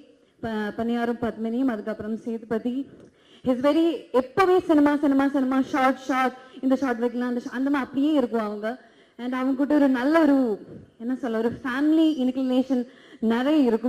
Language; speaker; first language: Tamil; non-native, fluent; Malayalam